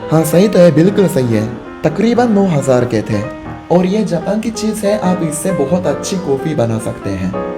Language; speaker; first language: Hindi; non-native, fluent; Japanese